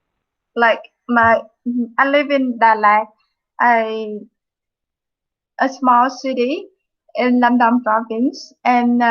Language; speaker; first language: English; non-native, fluent; Vietnamese